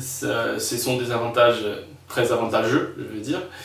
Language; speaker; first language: French; non-native, fluent; Spanish